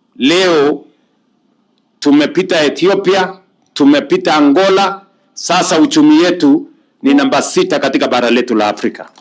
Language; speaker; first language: Swahili; native; Swahili